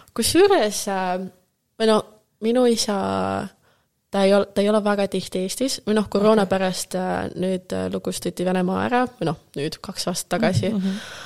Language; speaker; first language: Estonian; non-native, local second language; Russian